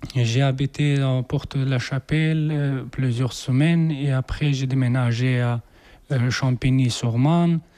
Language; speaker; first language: French; non-native, learner; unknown